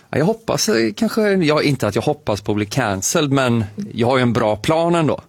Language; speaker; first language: Swedish; native; Swedish